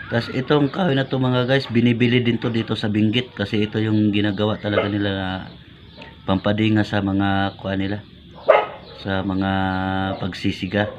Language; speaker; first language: Filipino; non-native, local second language; Iloko